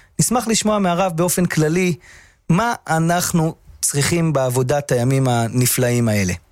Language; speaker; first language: Hebrew; native; Hebrew